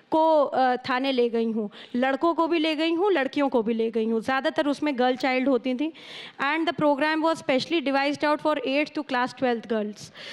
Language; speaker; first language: Hindi; native; Hindi